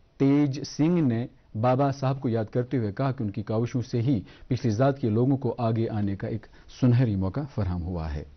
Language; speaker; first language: Hindi; non-native, local second language; Kashmiri